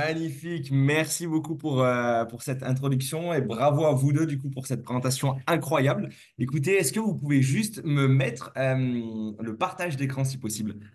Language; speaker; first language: French; native; French